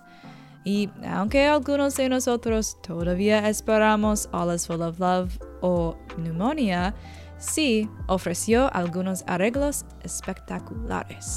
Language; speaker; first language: Spanish; non-native, learner; English